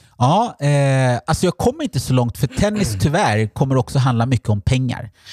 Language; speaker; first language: Swedish; early bilingual, other home language; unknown